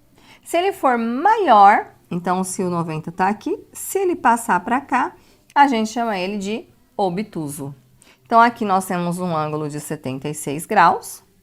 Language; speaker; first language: Portuguese; native; Portuguese